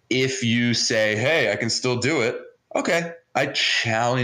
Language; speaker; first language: English; early bilingual, other home language; Hebrew